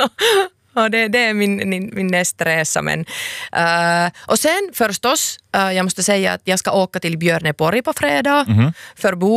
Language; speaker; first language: Swedish; non-native, local second language; Finnish